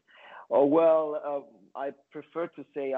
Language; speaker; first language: English; non-native, fluent; Italian